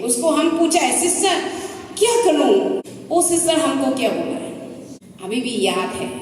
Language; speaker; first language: Hindi; non-native, local second language; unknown